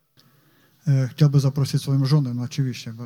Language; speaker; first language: Polish; non-native, learner; Ukrainian